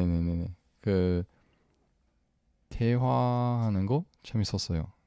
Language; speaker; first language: Korean; non-native, learner; English